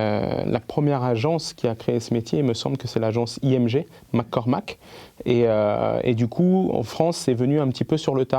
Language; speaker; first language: French; native; French